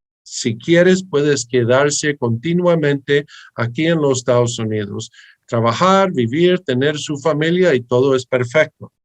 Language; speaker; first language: Spanish; early bilingual, heritage; English